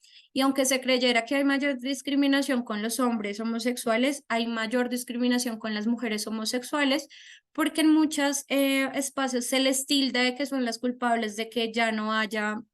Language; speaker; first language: Spanish; native; Spanish